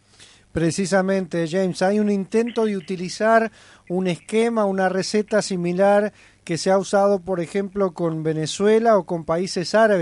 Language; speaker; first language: Spanish; native; Spanish